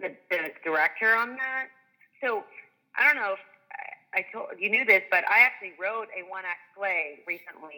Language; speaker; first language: English; native; English